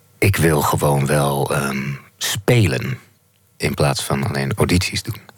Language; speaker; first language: Dutch; native; Dutch